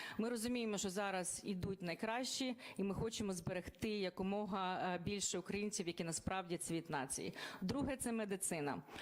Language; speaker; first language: Ukrainian; native; Ukrainian